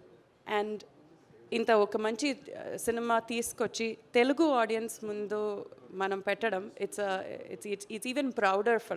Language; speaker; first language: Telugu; non-native, fluent; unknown